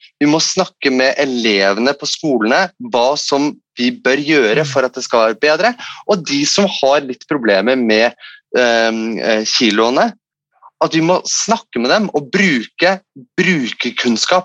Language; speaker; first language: Norwegian; non-native, fluent; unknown